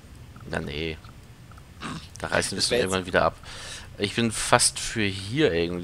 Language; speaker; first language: German; native; German